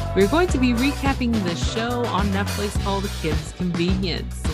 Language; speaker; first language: English; native; English